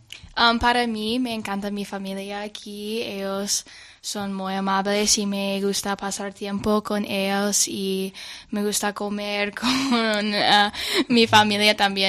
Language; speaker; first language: Spanish; non-native, learner; English